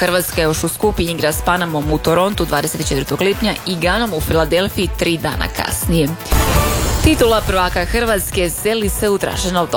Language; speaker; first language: Croatian; native; Croatian